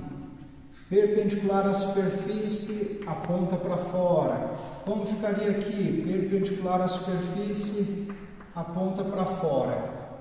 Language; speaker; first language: Portuguese; native; Portuguese